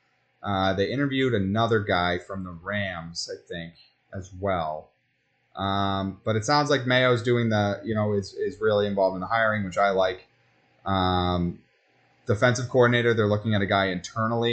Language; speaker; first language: English; native; English